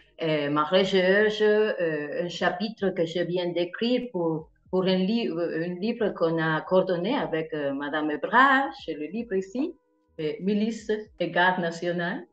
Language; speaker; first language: French; non-native, fluent; Spanish